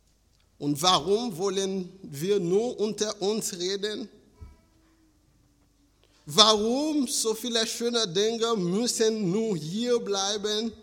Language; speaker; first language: German; non-native, fluent; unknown